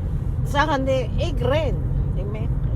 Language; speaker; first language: Danish; non-native, learner; Filipino